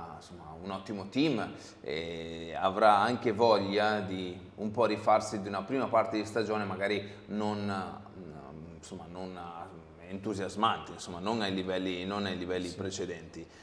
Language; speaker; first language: Italian; native; Italian